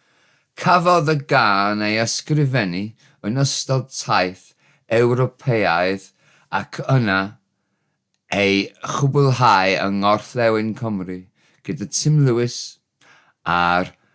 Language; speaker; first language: Welsh; non-native, learner; English